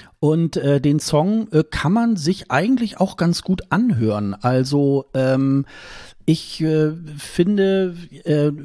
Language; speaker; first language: German; native; German